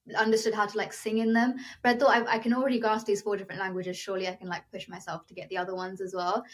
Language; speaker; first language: English; non-native, local second language; Telugu